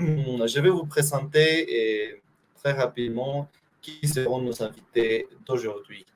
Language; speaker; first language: French; non-native, fluent; Spanish